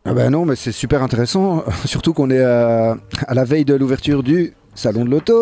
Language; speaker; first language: French; native; French